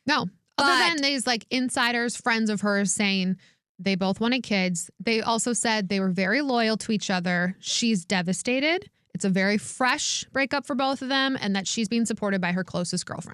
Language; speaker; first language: English; native; English